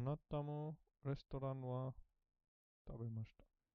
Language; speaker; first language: Japanese; non-native, learner; English